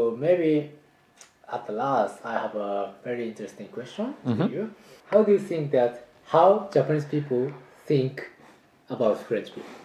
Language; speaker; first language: English; non-native, fluent; Japanese